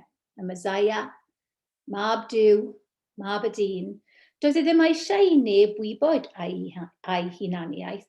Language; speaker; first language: Welsh; non-native, local second language; English